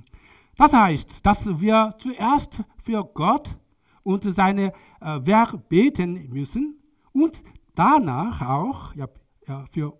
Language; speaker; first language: German; non-native, learner; Korean